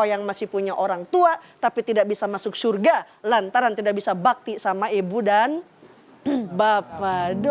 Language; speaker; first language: Indonesian; native; Indonesian